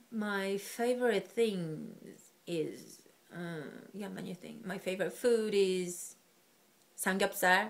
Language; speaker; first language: English; non-native, learner; Korean